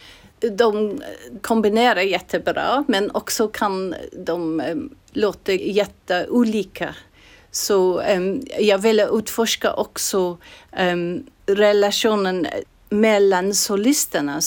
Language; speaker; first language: Swedish; non-native, fluent; English